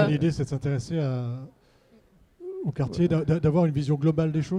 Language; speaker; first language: French; native; French